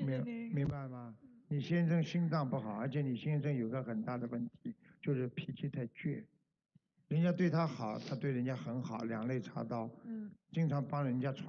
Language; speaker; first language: Chinese; native; Chinese